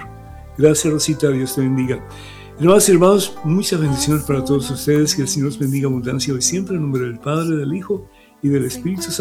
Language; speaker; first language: Spanish; native; Spanish